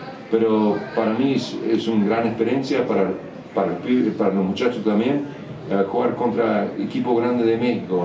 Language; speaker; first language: Spanish; early bilingual, heritage; English